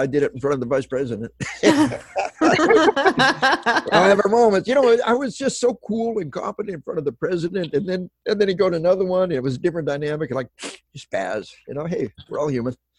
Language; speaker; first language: English; native; English